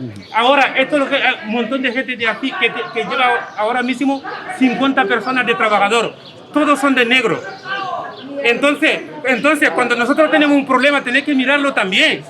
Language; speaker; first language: Spanish; non-native, learner; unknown